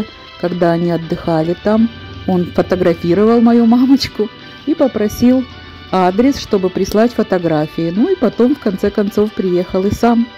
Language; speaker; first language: Russian; native; Russian